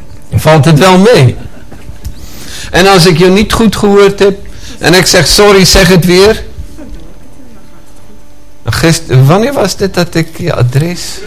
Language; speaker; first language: Dutch; non-native, fluent; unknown